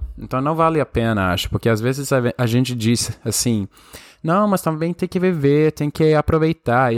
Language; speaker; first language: Portuguese; non-native, fluent; Spanish